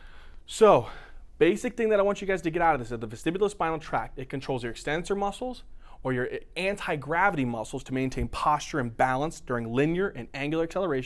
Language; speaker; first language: English; native; English